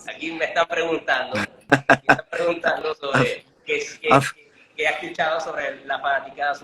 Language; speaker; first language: Spanish; native; Spanish